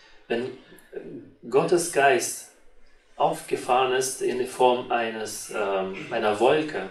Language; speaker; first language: German; non-native, fluent; Russian